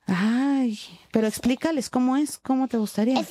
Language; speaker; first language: Spanish; native; Spanish